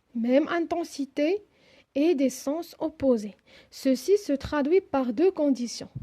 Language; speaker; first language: French; non-native, local second language; Arabic